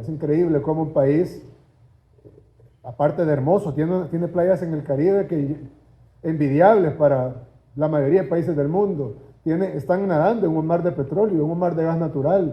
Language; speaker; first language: Spanish; native; Spanish